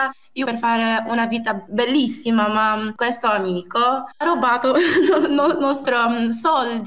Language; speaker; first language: Italian; non-native, learner; Arabic